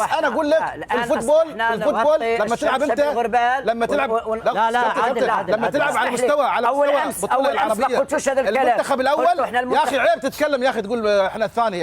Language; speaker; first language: Arabic; native; Arabic